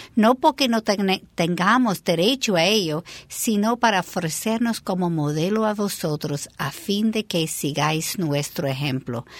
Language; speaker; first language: Spanish; non-native, fluent; English